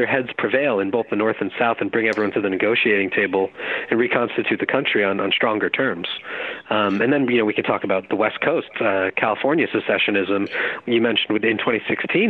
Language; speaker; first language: English; native; English